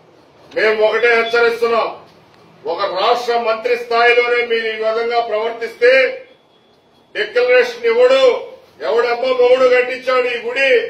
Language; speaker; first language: Telugu; native; Telugu